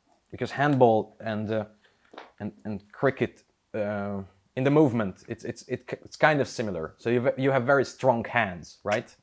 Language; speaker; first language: English; non-native, fluent; Hungarian